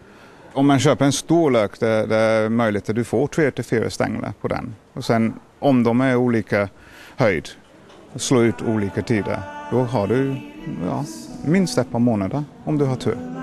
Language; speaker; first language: Swedish; non-native, fluent; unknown